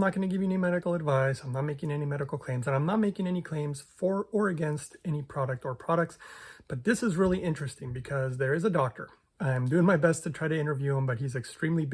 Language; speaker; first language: English; native; English